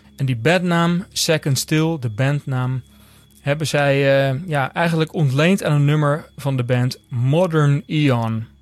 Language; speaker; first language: Dutch; native; Dutch